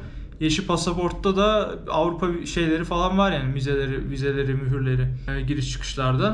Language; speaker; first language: Turkish; native; Turkish